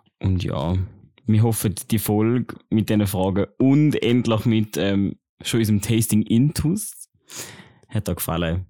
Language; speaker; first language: German; native; German